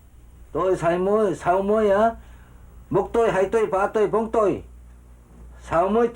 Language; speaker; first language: Vietnamese; non-native, fluent; Korean